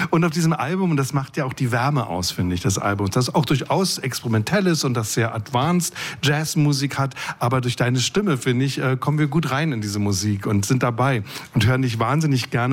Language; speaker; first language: German; native; German